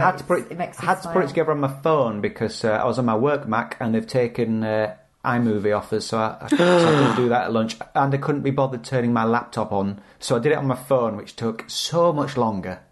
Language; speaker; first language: English; native; English